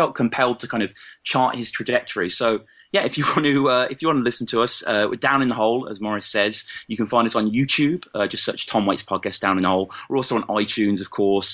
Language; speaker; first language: English; native; English